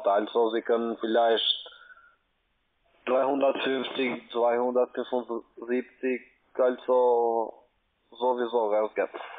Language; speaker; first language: German; non-native, learner; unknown